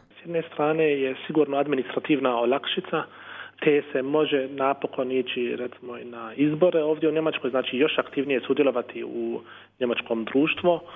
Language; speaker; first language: Croatian; early bilingual, heritage; Croatian